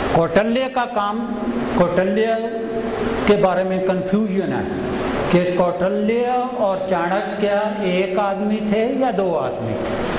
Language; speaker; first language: Hindi; non-native, local second language; Punjabi